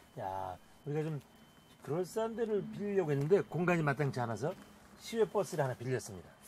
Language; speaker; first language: Korean; native; Korean